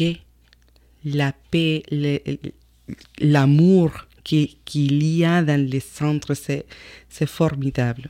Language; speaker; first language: French; non-native, fluent; Spanish